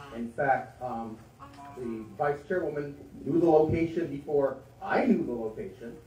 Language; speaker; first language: English; native; English